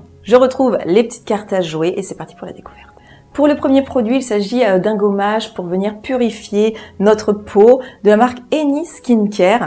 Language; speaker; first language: French; native; French